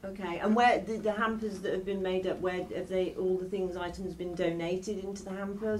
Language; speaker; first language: English; native; English